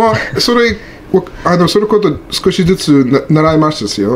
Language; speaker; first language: Japanese; non-native, learner; English